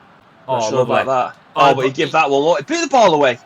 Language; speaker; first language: English; native; English